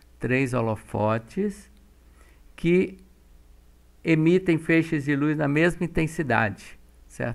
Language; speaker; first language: Portuguese; native; Portuguese